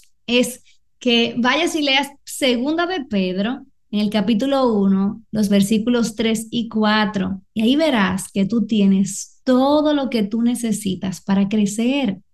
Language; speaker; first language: Spanish; native; Spanish